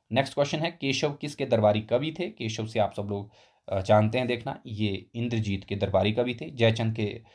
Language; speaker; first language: Hindi; native; Hindi